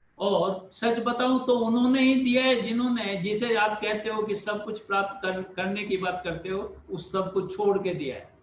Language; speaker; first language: Hindi; native; Hindi